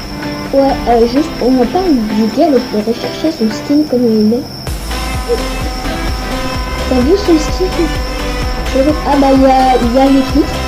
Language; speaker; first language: French; native; French